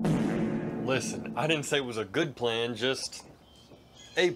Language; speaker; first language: English; native; English